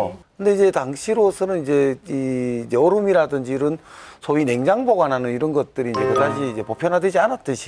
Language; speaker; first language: Korean; native; Korean